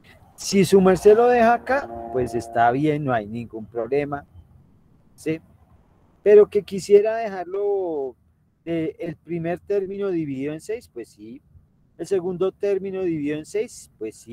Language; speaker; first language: Spanish; native; Spanish